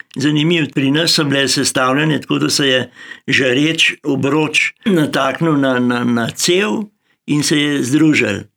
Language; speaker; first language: Slovenian; native; Slovenian